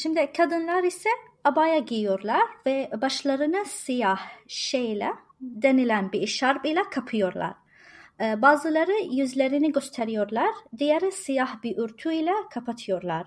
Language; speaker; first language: Turkish; non-native, learner; Arabic